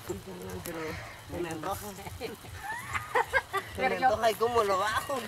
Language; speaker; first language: Spanish; native; Spanish